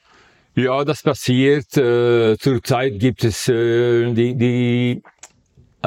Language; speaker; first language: German; non-native, fluent; Dutch